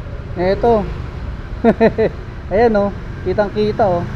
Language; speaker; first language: Filipino; native; Filipino